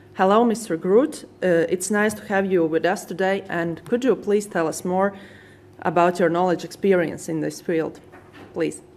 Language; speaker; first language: English; non-native, fluent; Latvian